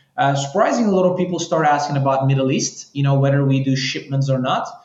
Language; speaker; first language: English; non-native, fluent; Turkish